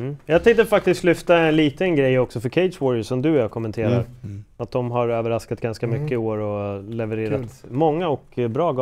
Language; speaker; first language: Swedish; native; Swedish